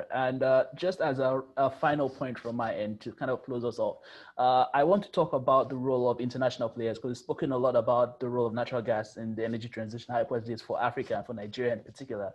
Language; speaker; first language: English; non-native, local second language; Yoruba